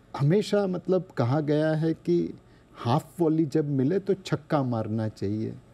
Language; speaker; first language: Hindi; non-native, local second language; Gujarati